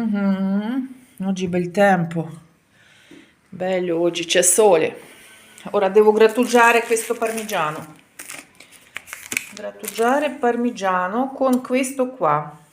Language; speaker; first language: Italian; non-native, local second language; Ukrainian